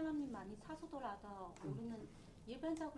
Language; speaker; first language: Korean; non-native, learner; Chinese